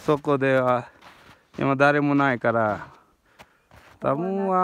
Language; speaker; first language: Japanese; non-native, learner; Hindi